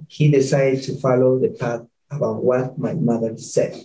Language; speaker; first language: English; non-native, fluent; Spanish